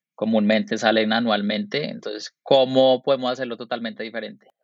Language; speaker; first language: Spanish; native; Spanish